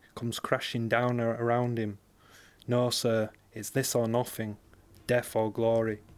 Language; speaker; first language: English; native; English